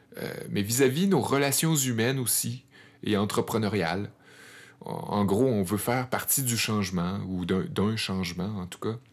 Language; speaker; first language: French; native; French